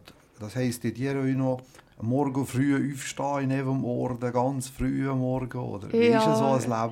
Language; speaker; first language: German; native; German